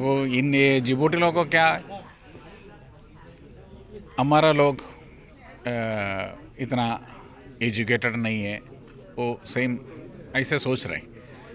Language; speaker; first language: Hindi; non-native, local second language; Malayalam